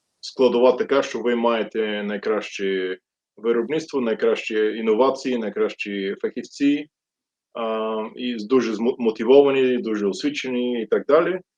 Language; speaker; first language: Ukrainian; non-native, fluent; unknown